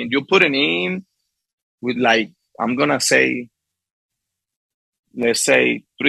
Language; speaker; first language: English; non-native, fluent; Spanish